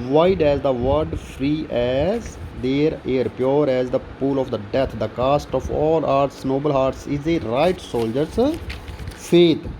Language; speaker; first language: English; non-native, local second language; Punjabi